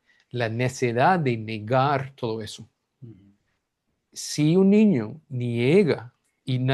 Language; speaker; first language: Spanish; non-native, fluent; English